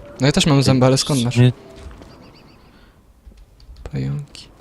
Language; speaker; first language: Polish; native; Polish